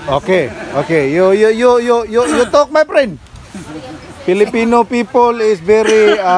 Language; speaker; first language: English; non-native, learner; Cebuano